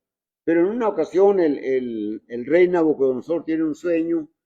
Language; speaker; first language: Spanish; native; Spanish